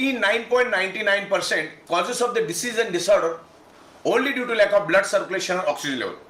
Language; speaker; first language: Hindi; non-native, local second language; Gujarati